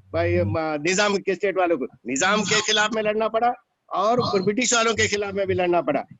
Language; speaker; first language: Hindi; non-native, local second language; Telugu